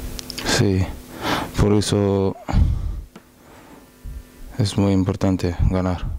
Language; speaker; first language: Spanish; non-native, learner; Portuguese